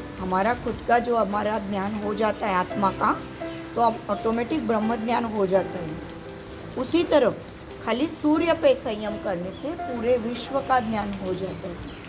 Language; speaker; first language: Hindi; non-native, local second language; Marathi